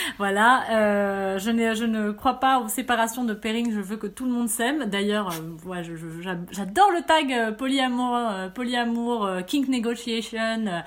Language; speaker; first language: French; early bilingual, other home language; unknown